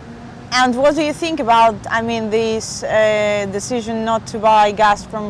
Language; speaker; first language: English; non-native, fluent; Spanish